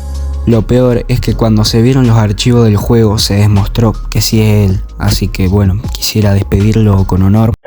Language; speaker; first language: Spanish; native; Spanish